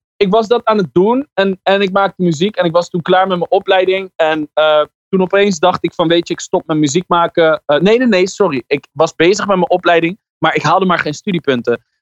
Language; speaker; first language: Dutch; native; Dutch